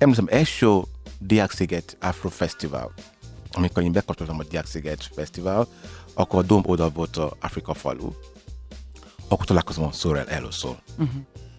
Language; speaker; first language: Hungarian; non-native, learner; Yoruba